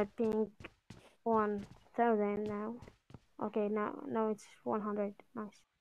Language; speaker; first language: English; non-native, learner; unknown